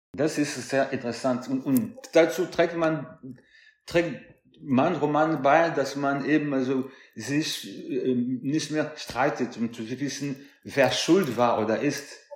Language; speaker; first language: German; non-native, fluent; French